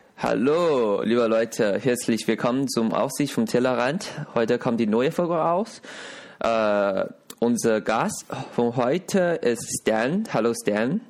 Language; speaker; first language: German; non-native, fluent; Chinese